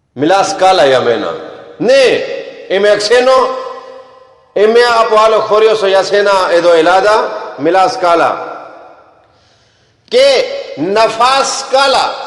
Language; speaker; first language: Greek; non-native, learner; Punjabi